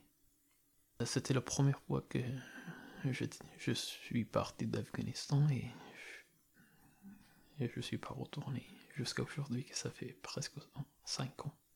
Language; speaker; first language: French; non-native, learner; Persian